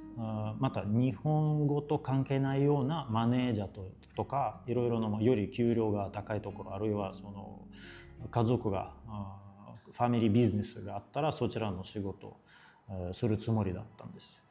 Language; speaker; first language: Japanese; non-native, fluent; Russian